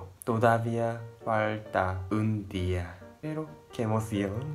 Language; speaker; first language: Spanish; non-native, learner; Japanese